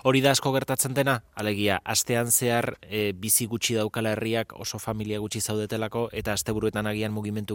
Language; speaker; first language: Basque; native; Basque